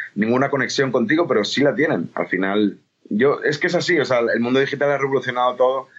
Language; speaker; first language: Spanish; native; Spanish